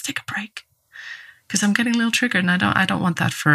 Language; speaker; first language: English; native; English